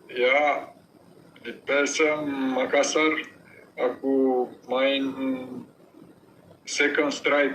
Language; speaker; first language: Indonesian; non-native, learner; Romanian